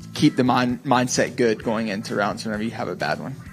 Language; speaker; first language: English; native; English